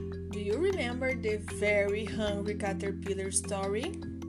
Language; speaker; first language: English; non-native, fluent; Portuguese